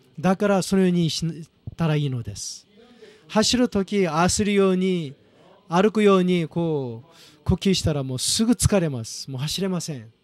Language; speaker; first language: Japanese; non-native, fluent; Korean